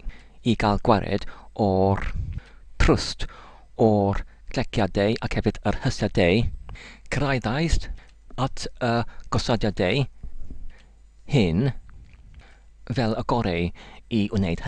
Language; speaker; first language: Welsh; non-native, learner; English